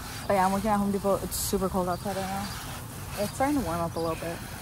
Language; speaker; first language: English; early bilingual, other home language; Spanish